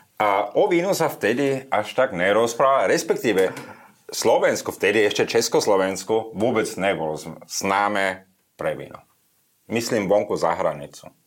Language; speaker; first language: Slovak; non-native, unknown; German